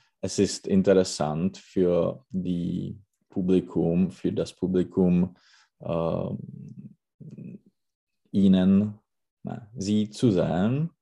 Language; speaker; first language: German; non-native, learner; Czech